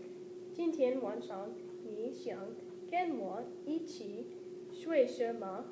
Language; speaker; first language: Chinese; non-native, learner; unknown